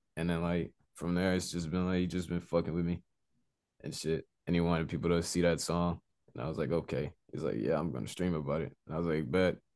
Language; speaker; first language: English; native; English